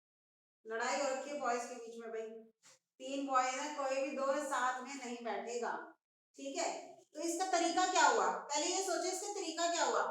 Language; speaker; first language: Hindi; native; Hindi